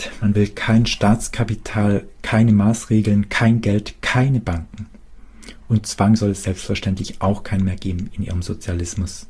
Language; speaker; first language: German; native; German